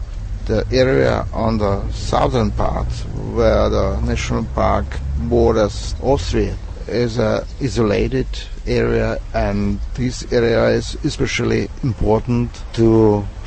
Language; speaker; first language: English; non-native, fluent; Czech